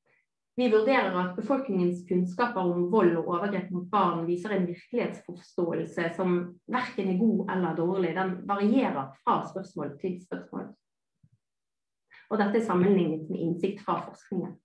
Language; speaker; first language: Norwegian; native; Norwegian